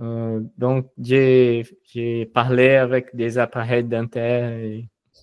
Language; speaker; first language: French; non-native, fluent; Portuguese